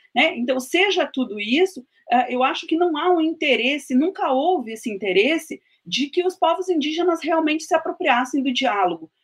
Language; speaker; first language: Portuguese; native; Portuguese